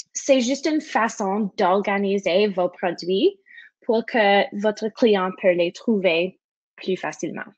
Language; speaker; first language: French; non-native, learner; English